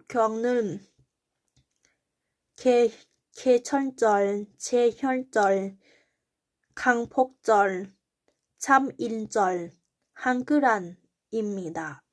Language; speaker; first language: Korean; non-native, learner; Thai